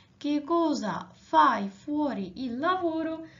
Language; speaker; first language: Italian; non-native, fluent; Arabic